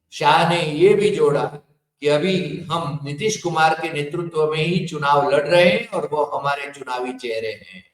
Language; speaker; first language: Hindi; non-native, local second language; Gujarati